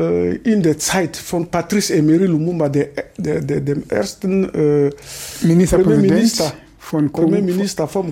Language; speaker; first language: German; non-native, learner; Lingala